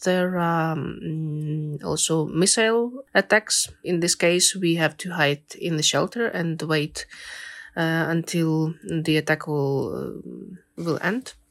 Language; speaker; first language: English; non-native, fluent; Ukrainian